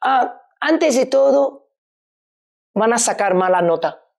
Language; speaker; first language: Spanish; non-native, fluent; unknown